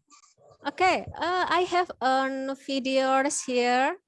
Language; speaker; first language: English; non-native, learner; Indonesian